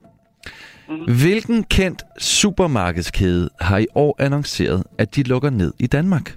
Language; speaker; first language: Danish; native; Danish